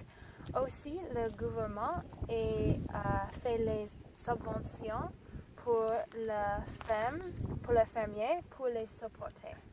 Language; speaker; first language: French; non-native, learner; English